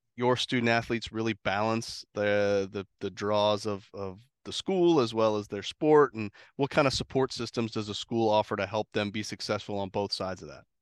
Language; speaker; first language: English; native; English